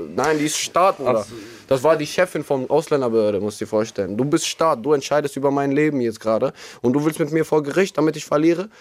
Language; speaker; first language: German; non-native, fluent; Albanian